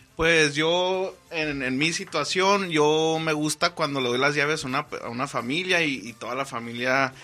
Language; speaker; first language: Spanish; early bilingual, heritage; Spanish